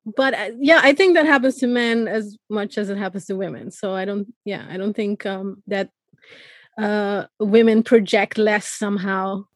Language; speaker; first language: English; non-native, fluent; Persian